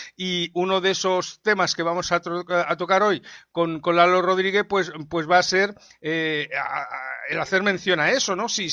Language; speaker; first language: Spanish; native; Spanish